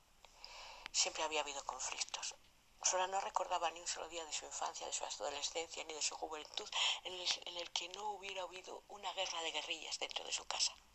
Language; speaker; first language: Spanish; native; Spanish